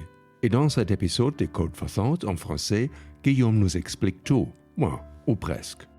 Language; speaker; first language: French; non-native, fluent; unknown